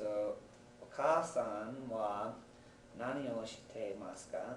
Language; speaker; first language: Japanese; non-native, learner; English